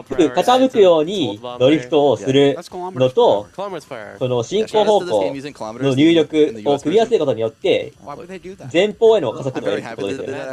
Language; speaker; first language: Japanese; native; Japanese